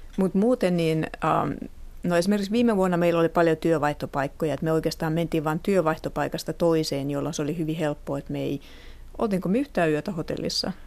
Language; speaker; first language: Finnish; native; Finnish